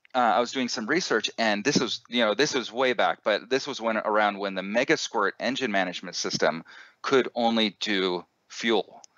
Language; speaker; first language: English; native; English